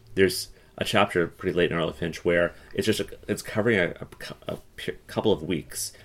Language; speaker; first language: English; native; English